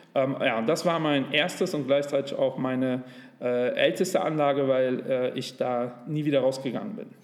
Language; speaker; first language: German; native; German